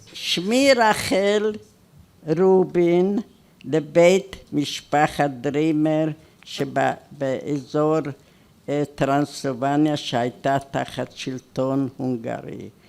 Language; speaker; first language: Hebrew; non-native, fluent; Hungarian